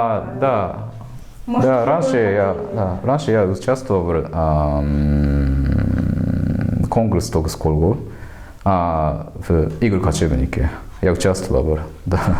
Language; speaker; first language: Russian; non-native, learner; Japanese